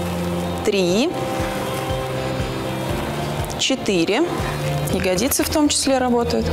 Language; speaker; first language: Russian; native; Russian